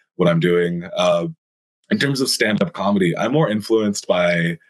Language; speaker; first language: English; native; English